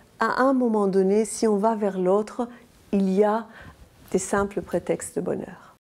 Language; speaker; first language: French; non-native, fluent; Persian